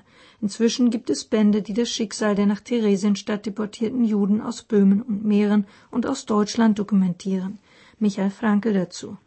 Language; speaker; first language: German; native; German